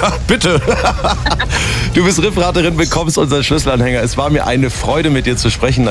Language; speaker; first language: German; native; German